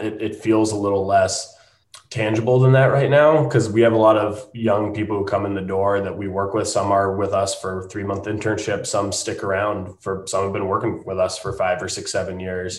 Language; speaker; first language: English; native; English